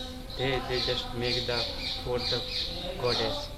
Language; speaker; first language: English; non-native, learner; Hindi